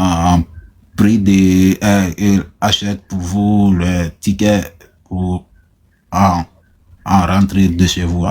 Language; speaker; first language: French; non-native, local second language; Susu